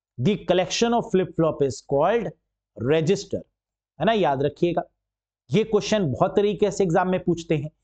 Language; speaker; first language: Hindi; native; Hindi